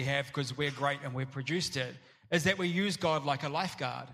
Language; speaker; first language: English; native; English